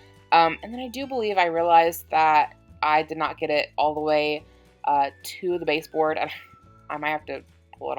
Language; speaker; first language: English; native; English